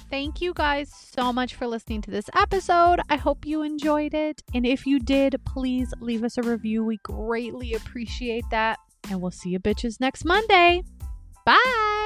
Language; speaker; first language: English; early bilingual, other home language; Spanish